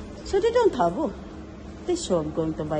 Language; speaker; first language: English; non-native, local second language; Filipino